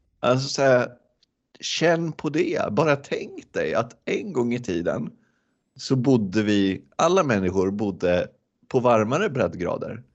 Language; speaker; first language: Swedish; native; Swedish